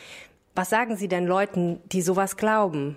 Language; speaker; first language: German; native; German